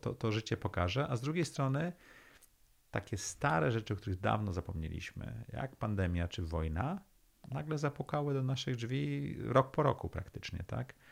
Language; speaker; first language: Polish; early bilingual, heritage; Polish